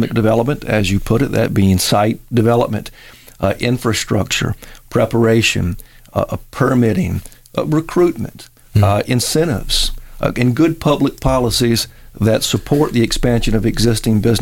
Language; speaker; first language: English; native; English